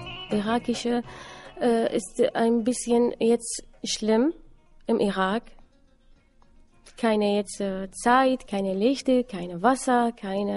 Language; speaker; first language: German; non-native, learner; Assyrian Neo-Aramaic